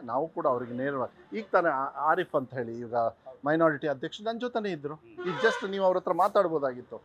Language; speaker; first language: Kannada; native; Kannada